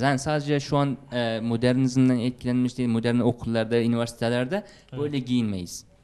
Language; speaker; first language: Turkish; non-native, fluent; Uzbek